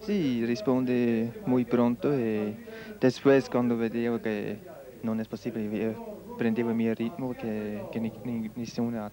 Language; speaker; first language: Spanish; non-native, learner; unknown